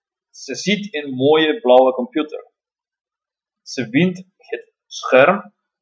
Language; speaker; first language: Dutch; non-native, learner; Spanish